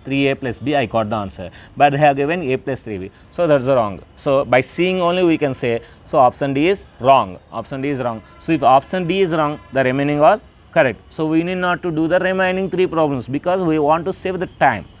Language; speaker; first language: English; non-native, local second language; Telugu